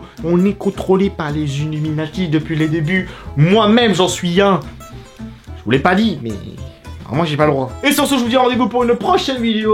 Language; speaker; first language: French; native; French